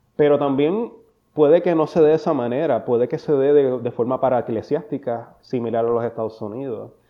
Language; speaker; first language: Spanish; native; Spanish